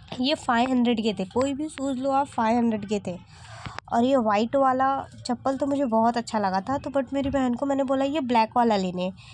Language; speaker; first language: Hindi; native; Hindi